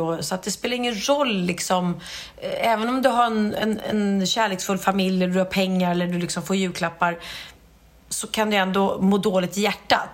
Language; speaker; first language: Swedish; native; Swedish